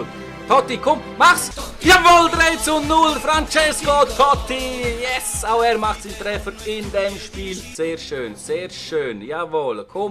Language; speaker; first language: German; native; German